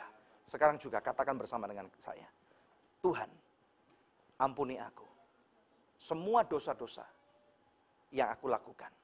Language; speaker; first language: Indonesian; native; Indonesian